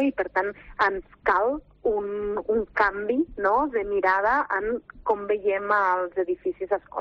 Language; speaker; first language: Catalan; native; Catalan